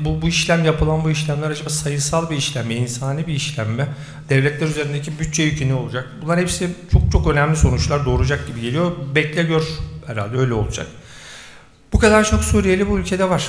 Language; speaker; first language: Turkish; native; Turkish